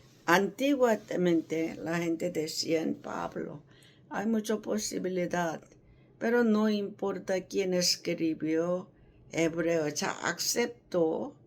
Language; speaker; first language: Spanish; non-native, learner; Korean